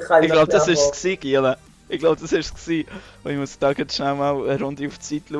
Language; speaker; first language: German; native; German